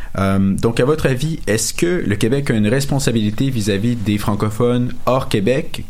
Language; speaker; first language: French; native; French